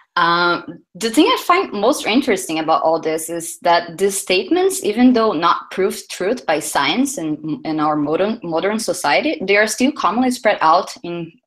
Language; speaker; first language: English; non-native, fluent; Portuguese